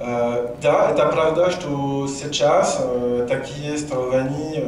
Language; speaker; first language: Russian; non-native, learner; French